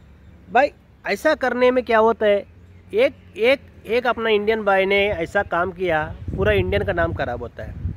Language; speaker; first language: Hindi; non-native, local second language; Telugu